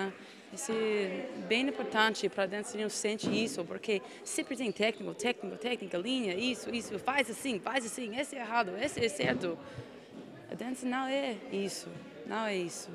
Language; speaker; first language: Portuguese; non-native, fluent; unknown